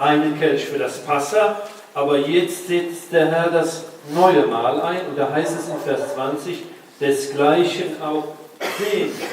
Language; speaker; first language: German; non-native, fluent; French